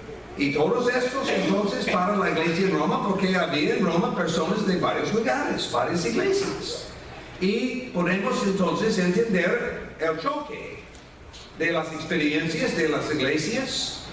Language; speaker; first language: Spanish; non-native, fluent; English